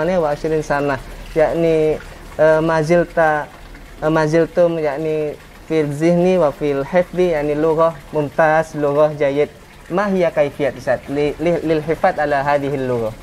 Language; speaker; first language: Arabic; non-native, learner; Indonesian